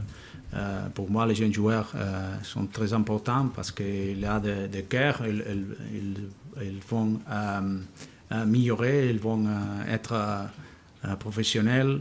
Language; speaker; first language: French; non-native, learner; Spanish